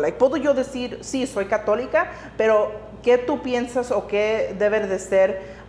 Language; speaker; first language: Spanish; early bilingual, heritage; Spanish